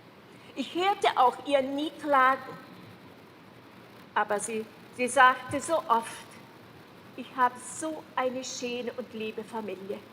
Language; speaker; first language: German; early bilingual, heritage; German